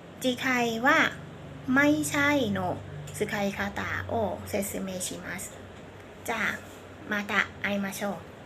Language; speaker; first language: Japanese; non-native, fluent; Thai